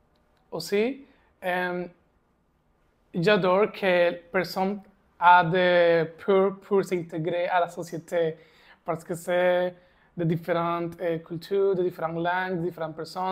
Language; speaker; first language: French; non-native, learner; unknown